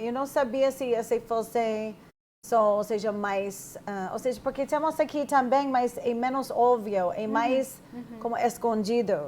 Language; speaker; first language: Portuguese; non-native, fluent; English